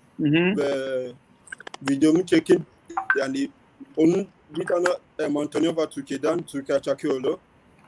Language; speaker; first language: Turkish; non-native, learner; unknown